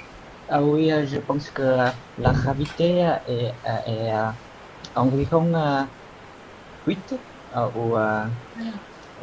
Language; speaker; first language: French; non-native, learner; Vietnamese